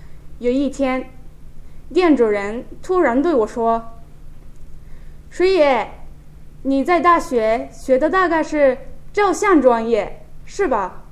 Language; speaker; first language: Chinese; non-native, fluent; Japanese